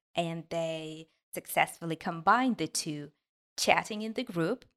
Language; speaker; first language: English; non-native, fluent; Ukrainian